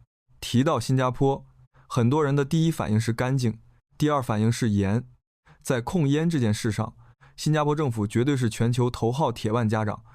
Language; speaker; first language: Chinese; native; Chinese